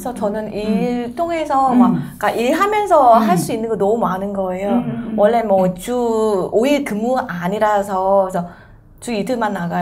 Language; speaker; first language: Korean; non-native, fluent; Vietnamese